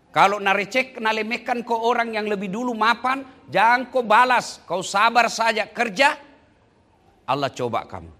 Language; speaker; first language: Indonesian; non-native, local second language; Buginese